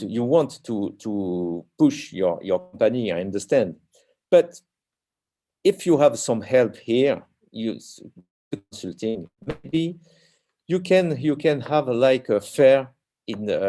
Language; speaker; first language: English; non-native, learner; French